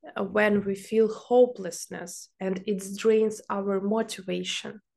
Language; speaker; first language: English; non-native, fluent; Ukrainian